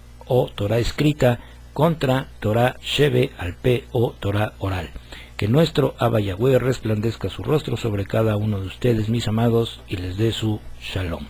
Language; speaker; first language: Spanish; native; Spanish